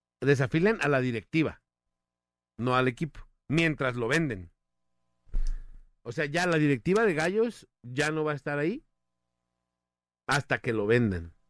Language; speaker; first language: Spanish; native; Spanish